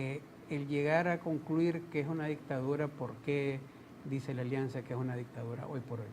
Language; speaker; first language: Spanish; native; Spanish